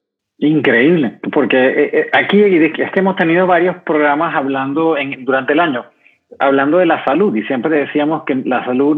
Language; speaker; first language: Spanish; native; Spanish